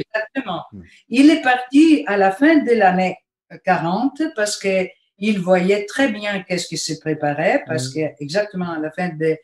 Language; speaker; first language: French; non-native, fluent; Bulgarian